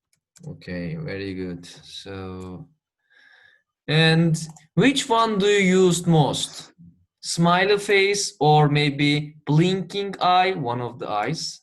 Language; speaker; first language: English; non-native, fluent; Turkish